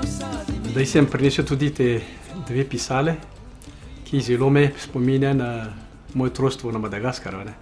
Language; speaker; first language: Slovenian; non-native, learner; Malagasy